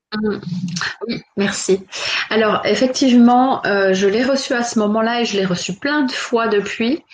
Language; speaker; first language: French; native; French